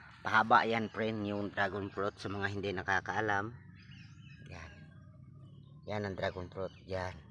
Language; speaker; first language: Filipino; non-native, local second language; Cebuano